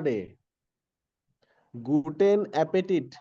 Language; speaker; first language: German; non-native, learner; Bangla